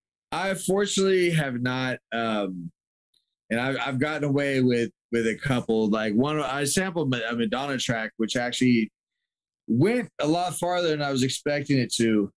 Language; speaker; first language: English; native; English